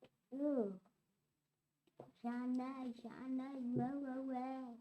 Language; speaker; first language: French; native; French